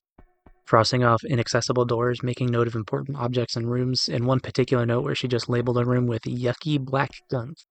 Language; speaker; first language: English; native; English